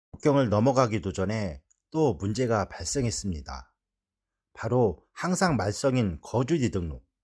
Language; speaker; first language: Korean; native; Korean